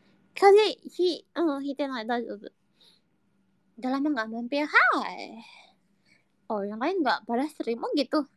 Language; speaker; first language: Japanese; non-native, learner; Indonesian